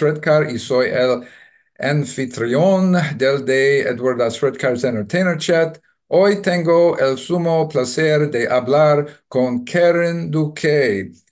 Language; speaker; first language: Spanish; non-native, learner; English